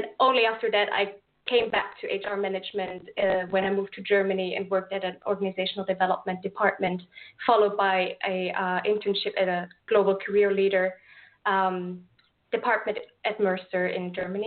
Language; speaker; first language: English; non-native, fluent; German